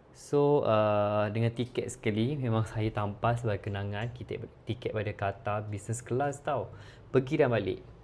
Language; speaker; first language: Malay; native; Malay